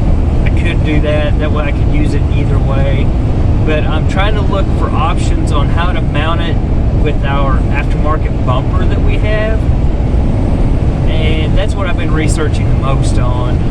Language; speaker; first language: English; native; English